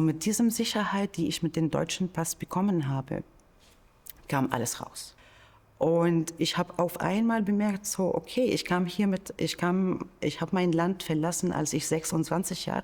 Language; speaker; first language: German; non-native, fluent; Arabic